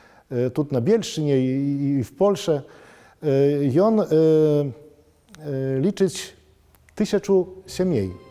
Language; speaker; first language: Polish; non-native, local second language; Belarusian